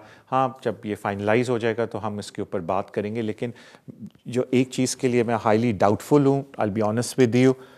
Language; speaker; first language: Urdu; native; Urdu